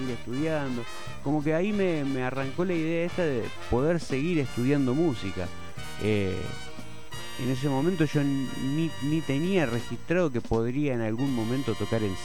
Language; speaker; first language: Spanish; native; Spanish